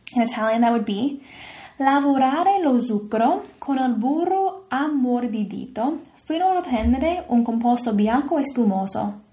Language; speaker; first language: Italian; non-native, fluent; English